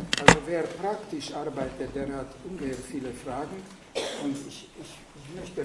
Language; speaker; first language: German; non-native, fluent; Hungarian